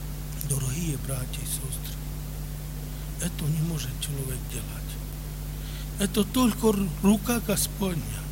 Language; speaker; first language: Ukrainian; non-native, local second language; Romany